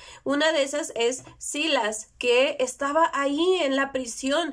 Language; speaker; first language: Spanish; native; Spanish